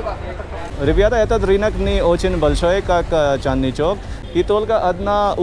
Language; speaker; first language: Russian; non-native, learner; Hindi